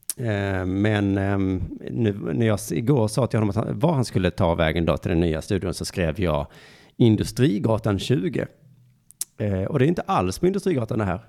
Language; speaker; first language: Swedish; native; Swedish